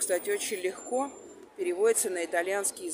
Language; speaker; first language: Russian; native; Russian